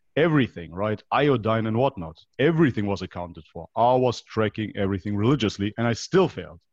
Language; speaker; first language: English; non-native, fluent; Macedonian